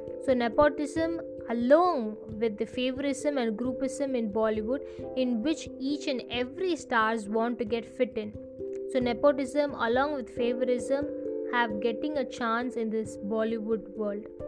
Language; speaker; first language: English; non-native, local second language; Tamil